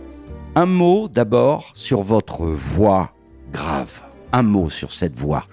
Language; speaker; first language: French; native; French